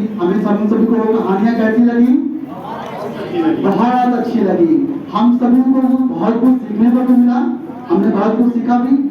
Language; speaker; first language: Hindi; native; Hindi